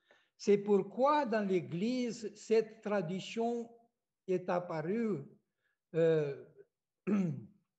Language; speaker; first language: French; non-native, fluent; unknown